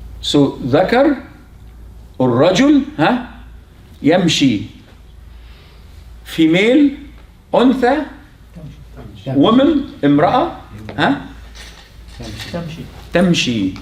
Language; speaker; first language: Arabic; non-native, fluent; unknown